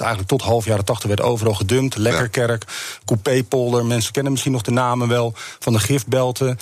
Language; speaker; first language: Dutch; native; Dutch